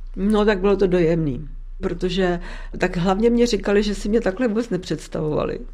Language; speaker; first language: Czech; native; Czech